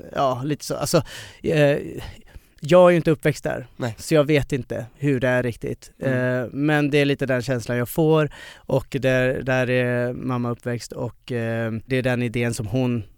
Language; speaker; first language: Swedish; native; Swedish